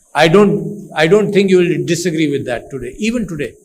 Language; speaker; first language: English; non-native, local second language; Urdu